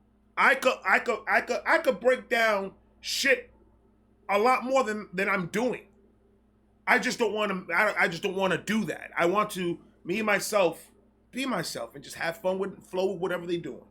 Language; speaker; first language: English; native; English